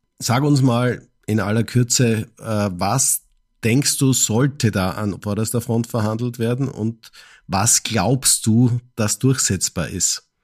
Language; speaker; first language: German; native; German